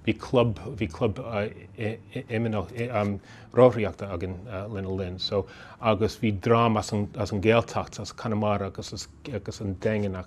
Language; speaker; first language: Irish; non-native, fluent; English